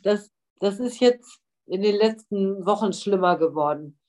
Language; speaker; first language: German; native; German